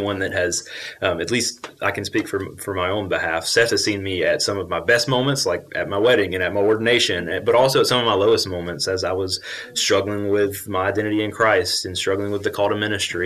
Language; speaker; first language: English; native; English